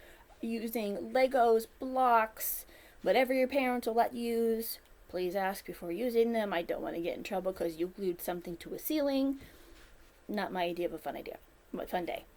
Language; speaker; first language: English; native; English